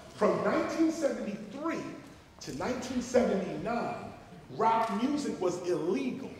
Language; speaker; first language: English; native; English